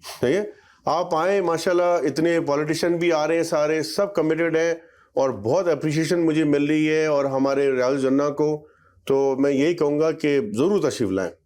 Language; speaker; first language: Urdu; native; Urdu